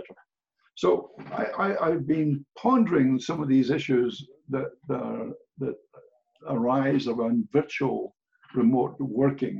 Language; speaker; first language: English; native; English